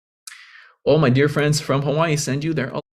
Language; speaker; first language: English; native; English